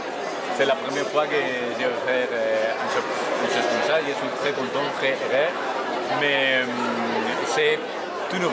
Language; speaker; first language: French; non-native, learner; Spanish